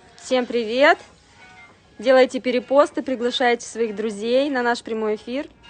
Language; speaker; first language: Russian; native; Russian